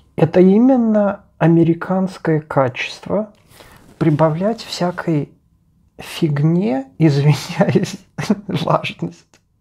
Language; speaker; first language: Russian; native; Russian